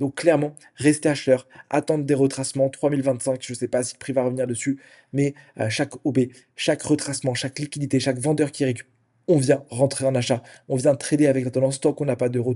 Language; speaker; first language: French; native; French